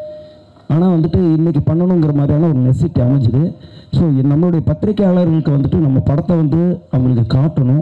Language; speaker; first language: Tamil; native; Tamil